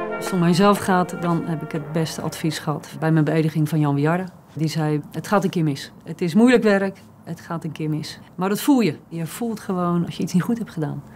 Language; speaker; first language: Dutch; native; Dutch